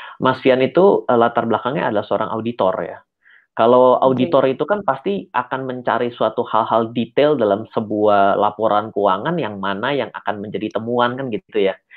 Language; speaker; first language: Indonesian; native; Indonesian